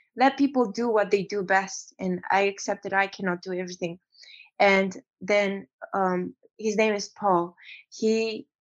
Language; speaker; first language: English; non-native, fluent; Romanian